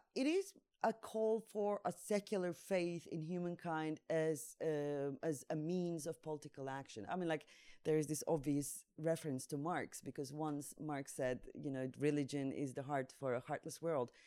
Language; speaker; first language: English; non-native, fluent; Turkish